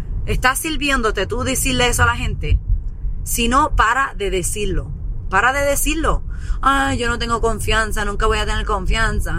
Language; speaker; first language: Spanish; early bilingual, other home language; English